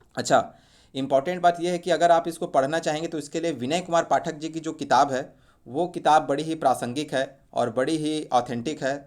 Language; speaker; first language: Hindi; native; Hindi